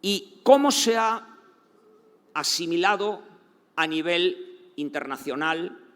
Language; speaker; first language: Spanish; native; Spanish